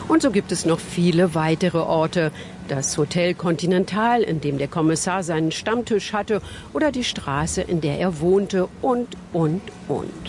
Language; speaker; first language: German; native; German